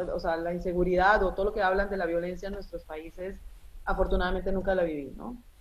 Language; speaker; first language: Spanish; early bilingual, other home language; Arabic